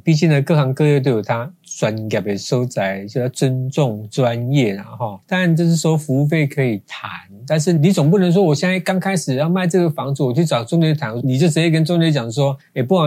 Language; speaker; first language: Chinese; native; Chinese